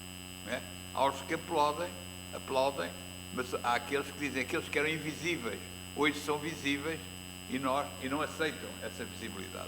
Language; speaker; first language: Portuguese; native; Portuguese